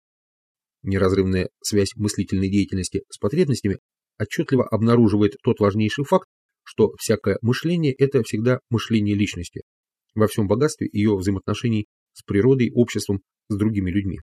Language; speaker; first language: Russian; native; Russian